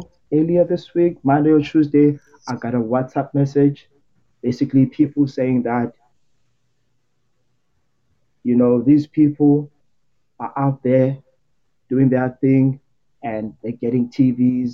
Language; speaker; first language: English; non-native, local second language; Xhosa